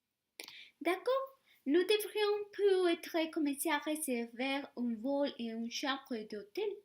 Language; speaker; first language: French; non-native, learner; Spanish